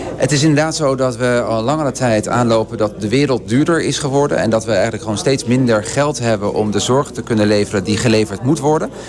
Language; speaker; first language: Dutch; non-native, local second language; Papiamento